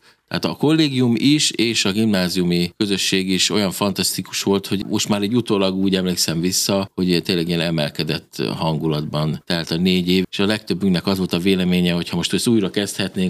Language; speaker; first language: Hungarian; native; Hungarian